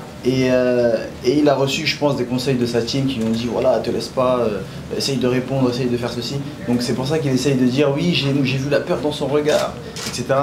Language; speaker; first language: French; native; French